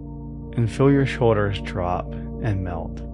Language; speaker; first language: English; native; English